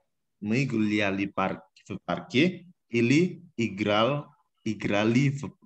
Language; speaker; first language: Russian; non-native, learner; Indonesian